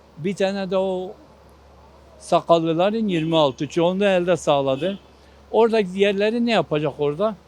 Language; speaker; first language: Turkish; non-native, local second language; Kurdish